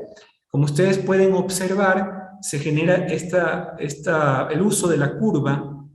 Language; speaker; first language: Spanish; native; Spanish